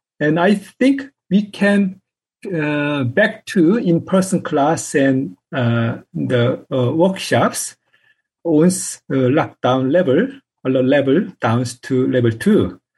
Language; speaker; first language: English; non-native, fluent; Korean